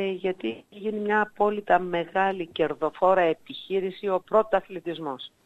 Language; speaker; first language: Greek; native; Greek